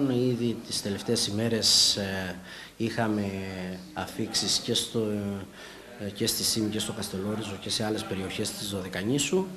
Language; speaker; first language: Greek; native; Greek